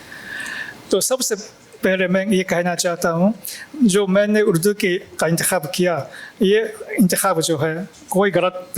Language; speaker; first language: Hindi; non-native, fluent; Japanese